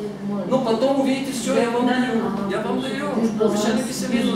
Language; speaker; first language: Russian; non-native, fluent; Bulgarian